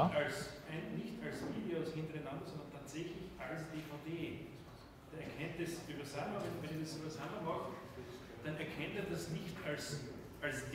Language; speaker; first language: German; native; German